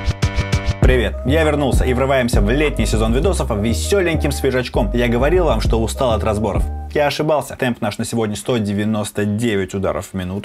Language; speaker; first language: Russian; native; Russian